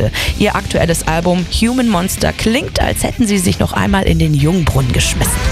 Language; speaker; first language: German; native; German